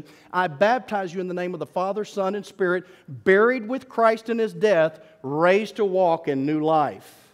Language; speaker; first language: English; native; English